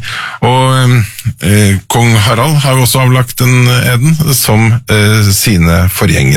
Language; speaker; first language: Norwegian; native; Norwegian